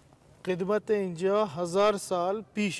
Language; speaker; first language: Persian; non-native, learner; Urdu